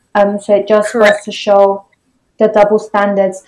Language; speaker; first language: English; native; English